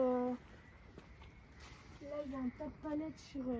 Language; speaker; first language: French; native; French